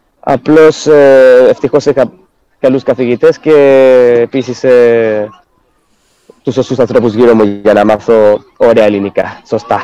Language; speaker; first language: Greek; non-native, fluent; Spanish